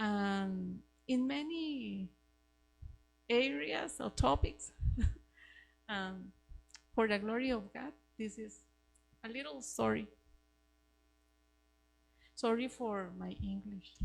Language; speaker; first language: English; non-native, learner; Spanish